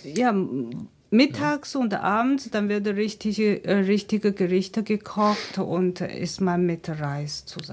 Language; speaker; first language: German; non-native, fluent; Chinese